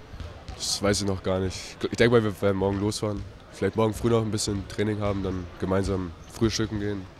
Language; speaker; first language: German; native; German